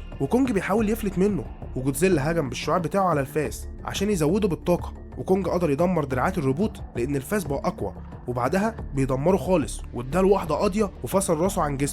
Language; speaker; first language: Arabic; native; Arabic